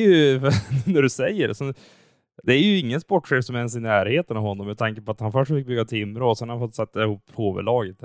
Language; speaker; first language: Swedish; native; Swedish